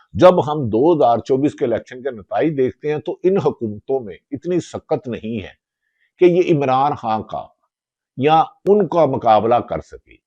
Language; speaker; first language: Urdu; non-native, local second language; Punjabi